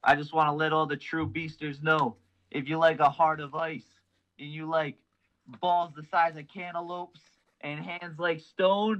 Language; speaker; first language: English; native; English